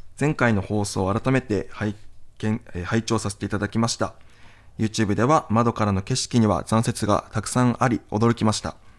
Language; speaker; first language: Japanese; native; Japanese